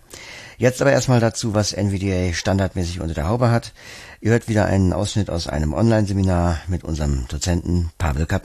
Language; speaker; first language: German; native; German